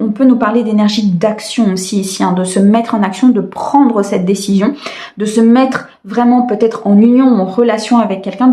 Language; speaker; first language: French; native; French